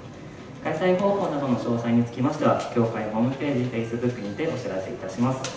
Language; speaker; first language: Japanese; native; Japanese